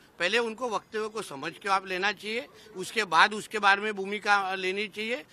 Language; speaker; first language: Hindi; non-native, local second language; Marathi